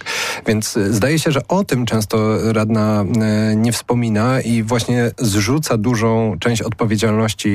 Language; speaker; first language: Polish; native; Polish